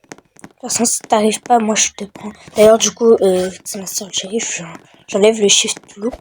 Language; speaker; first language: French; native; French